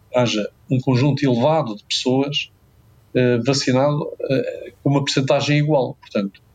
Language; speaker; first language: Portuguese; native; Portuguese